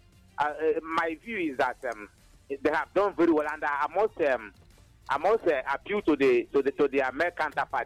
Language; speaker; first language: English; non-native, local second language; Igbo